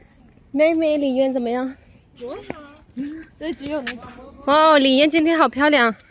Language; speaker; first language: Chinese; non-native, learner; Urdu